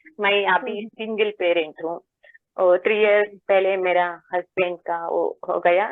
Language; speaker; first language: Hindi; non-native, local second language; Kannada